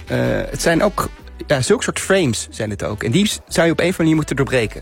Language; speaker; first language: Dutch; native; Dutch